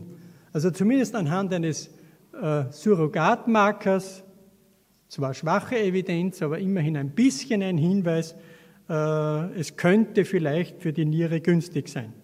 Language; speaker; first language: German; native; German